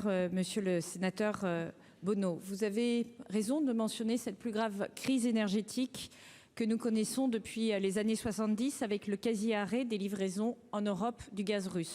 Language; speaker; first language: French; native; French